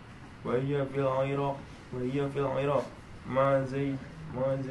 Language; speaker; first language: Arabic; non-native, learner; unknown